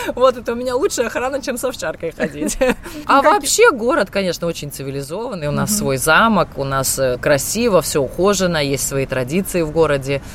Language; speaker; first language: Russian; native; Russian